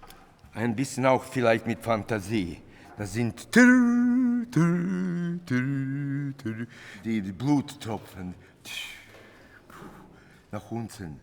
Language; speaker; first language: German; non-native, fluent; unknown